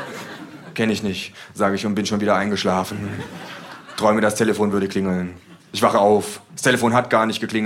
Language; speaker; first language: German; native; German